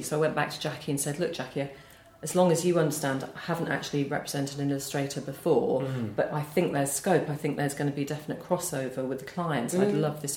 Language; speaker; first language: English; native; English